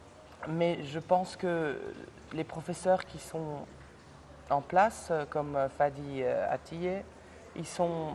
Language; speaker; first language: French; early bilingual, other home language; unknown